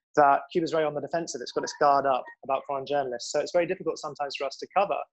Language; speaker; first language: English; native; English